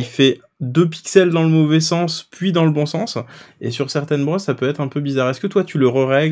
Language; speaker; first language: French; native; French